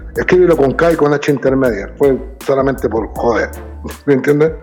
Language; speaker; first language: Spanish; native; Spanish